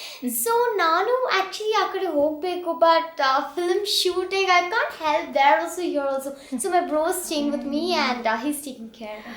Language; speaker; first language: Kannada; early bilingual, heritage; Kannada